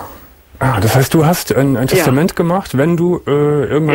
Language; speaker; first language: German; native; German